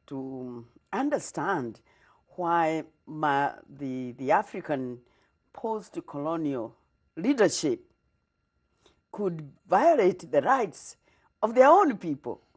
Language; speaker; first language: English; non-native, local second language; Kikuyu